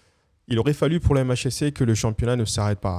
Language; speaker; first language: French; native; French